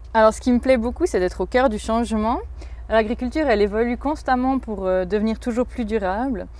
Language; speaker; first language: French; native; French